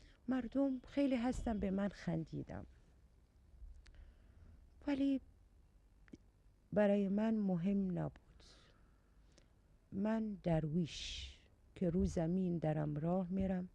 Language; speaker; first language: Persian; non-native, learner; Arabic